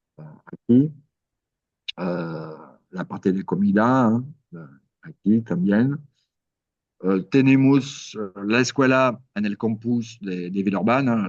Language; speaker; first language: Spanish; non-native, learner; French